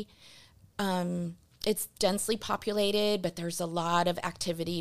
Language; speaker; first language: English; early bilingual, other home language; Portuguese